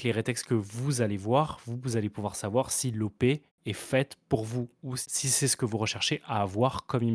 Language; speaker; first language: French; native; French